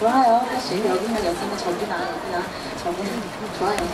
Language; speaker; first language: Korean; native; Korean